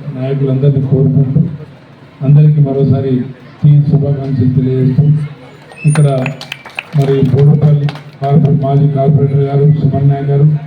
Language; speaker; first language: Telugu; non-native, local second language; Lambadi